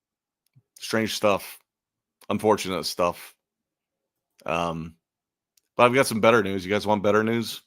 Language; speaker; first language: English; native; English